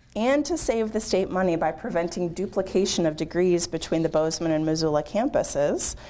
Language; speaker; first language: English; native; English